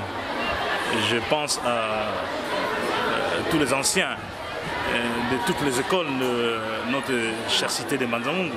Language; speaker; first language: French; non-native, local second language; Kongo